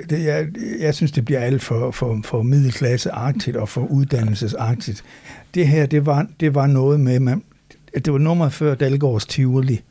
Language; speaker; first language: Danish; native; Danish